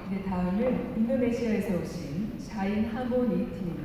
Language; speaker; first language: Korean; native; Korean